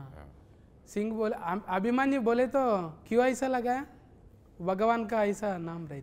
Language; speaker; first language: Hindi; non-native, local second language; Telugu